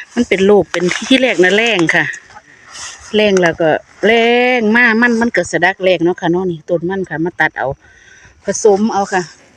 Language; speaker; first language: Thai; native; Thai